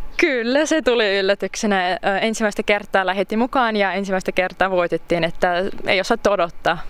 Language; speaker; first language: Finnish; native; Finnish